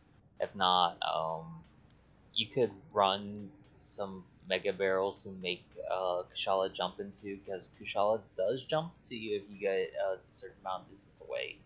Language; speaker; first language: English; native; English